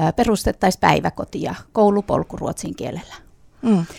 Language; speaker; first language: Finnish; non-native, local second language; Swedish